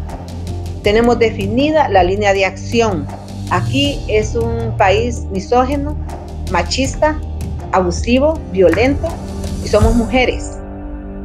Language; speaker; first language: Spanish; native; Spanish